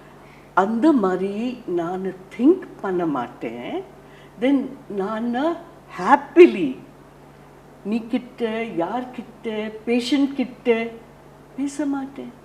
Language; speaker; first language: Tamil; non-native, learner; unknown